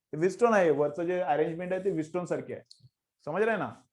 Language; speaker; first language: Hindi; non-native, local second language; Marathi